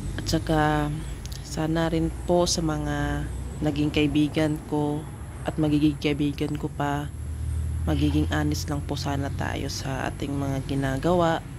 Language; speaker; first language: Filipino; non-native, local second language; Cebuano